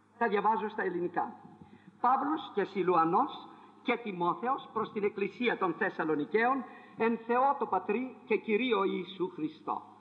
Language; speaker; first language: Greek; non-native, fluent; French